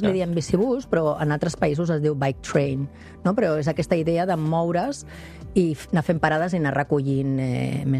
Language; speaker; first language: Catalan; native; Catalan